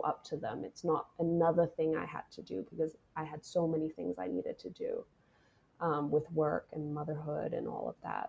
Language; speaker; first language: English; non-native, local second language; Cantonese